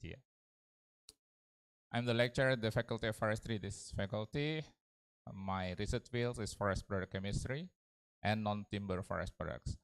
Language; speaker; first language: English; non-native, learner; Indonesian